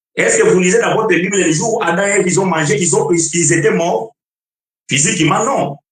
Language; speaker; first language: French; non-native, fluent; Portuguese